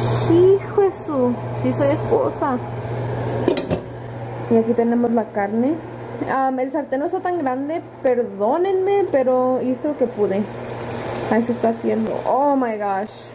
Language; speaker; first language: Spanish; early bilingual, other home language; English